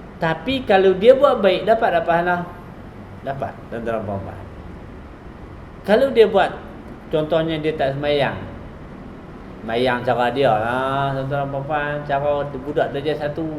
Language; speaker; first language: Malay; native; Malay